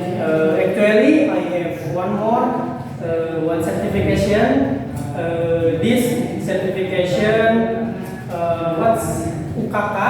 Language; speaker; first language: English; non-native, learner; Indonesian